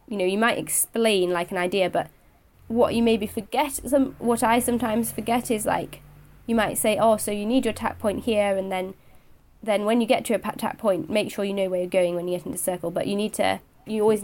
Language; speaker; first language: English; native; English